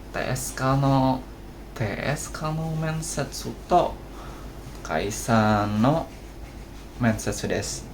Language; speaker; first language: Japanese; non-native, learner; Indonesian